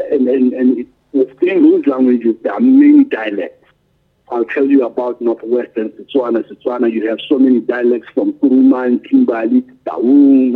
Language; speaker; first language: English; non-native, local second language; Tswana